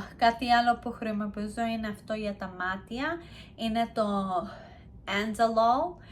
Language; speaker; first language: Greek; early bilingual, heritage; Greek